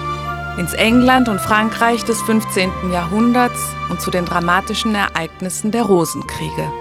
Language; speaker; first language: German; native; German